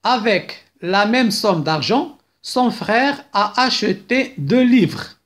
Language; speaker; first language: French; non-native, local second language; Arabic